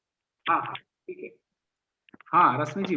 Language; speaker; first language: Hindi; native; Hindi